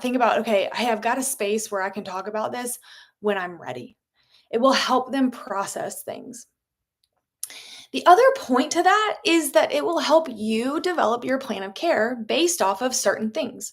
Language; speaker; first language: English; native; English